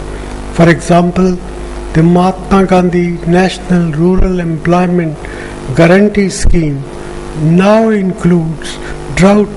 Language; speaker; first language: English; non-native, local second language; Punjabi